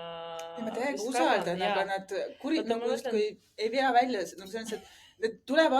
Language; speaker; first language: Estonian; native; Estonian